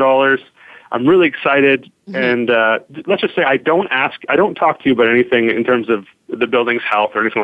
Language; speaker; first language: English; native; English